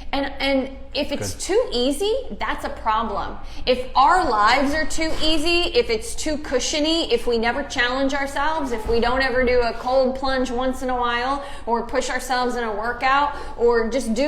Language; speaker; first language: English; native; English